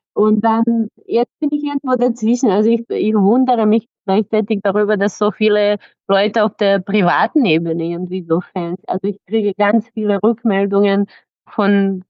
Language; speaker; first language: German; non-native, fluent; Serbian